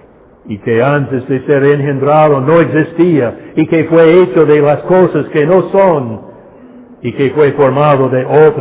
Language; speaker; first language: Spanish; non-native, fluent; English